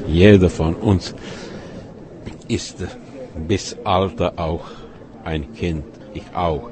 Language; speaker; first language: German; non-native, fluent; Czech